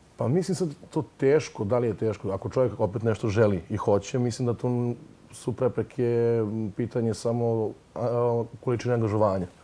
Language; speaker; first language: Serbian; native; Serbian